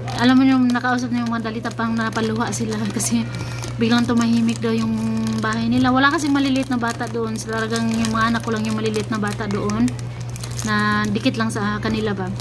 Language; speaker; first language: Filipino; non-native, local second language; Cebuano